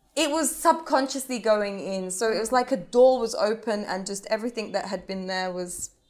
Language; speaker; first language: English; native; English